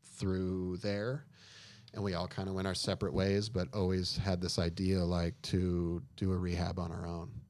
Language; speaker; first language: English; native; English